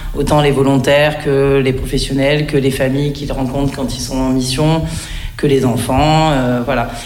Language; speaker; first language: French; native; French